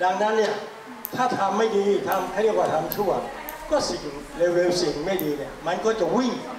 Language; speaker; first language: Thai; native; Thai